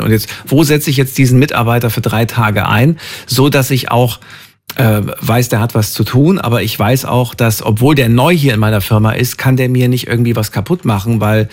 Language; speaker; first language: German; native; German